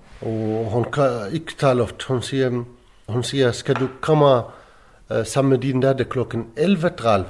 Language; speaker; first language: Danish; non-native, learner; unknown